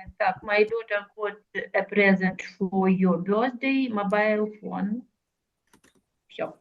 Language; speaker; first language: English; non-native, learner; Russian